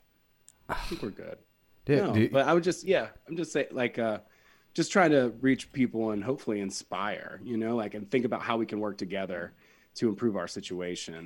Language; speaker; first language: English; native; English